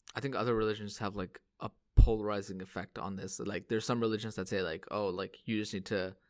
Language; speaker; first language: English; early bilingual, other home language; Hindi